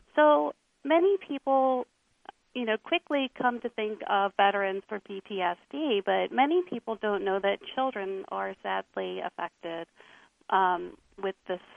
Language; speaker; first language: English; native; English